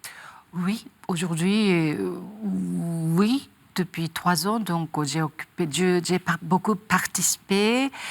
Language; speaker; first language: French; non-native, learner; Japanese